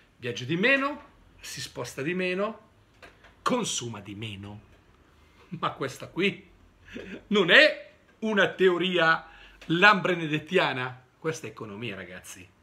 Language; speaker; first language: Italian; native; Italian